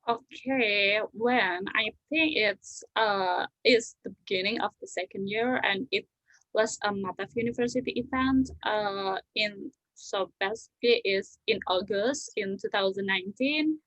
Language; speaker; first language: English; non-native, learner; Indonesian